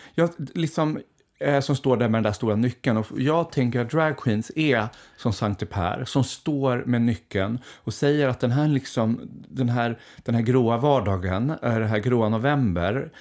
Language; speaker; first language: Swedish; native; Swedish